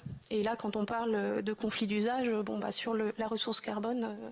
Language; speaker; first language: French; native; French